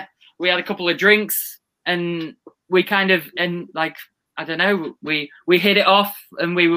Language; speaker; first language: English; native; English